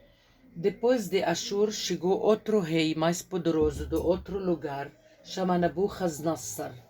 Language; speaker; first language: Portuguese; non-native, fluent; Arabic